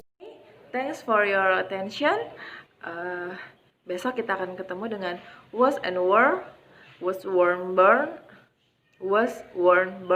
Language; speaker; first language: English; non-native, fluent; Indonesian